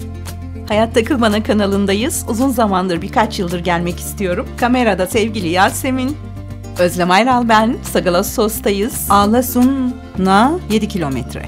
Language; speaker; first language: Turkish; native; Turkish